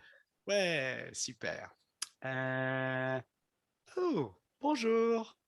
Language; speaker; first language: French; non-native, fluent; English